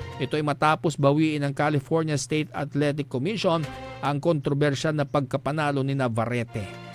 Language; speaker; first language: Filipino; non-native, local second language; Iloko